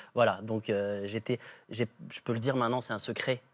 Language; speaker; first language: French; native; French